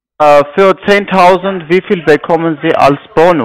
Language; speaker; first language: German; non-native, learner; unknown